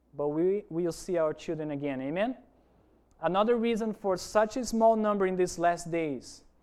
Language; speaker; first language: English; non-native, fluent; Portuguese